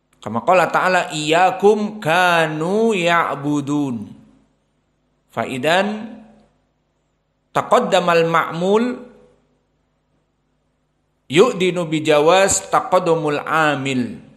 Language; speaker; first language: Arabic; non-native, fluent; Indonesian